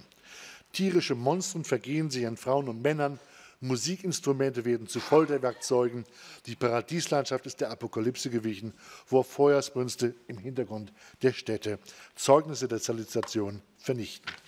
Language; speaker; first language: German; native; German